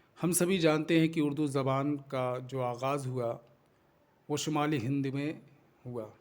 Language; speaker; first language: Urdu; native; Urdu